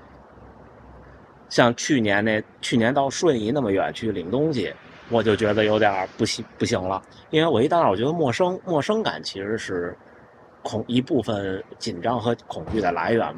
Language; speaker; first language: Chinese; native; Chinese